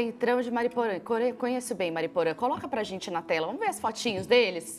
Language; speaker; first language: Portuguese; native; Portuguese